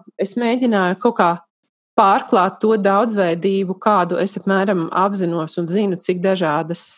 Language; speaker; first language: Latvian; native; Latvian